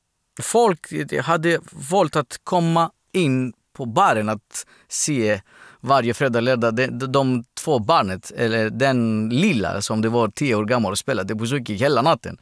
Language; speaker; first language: Swedish; non-native, learner; Greek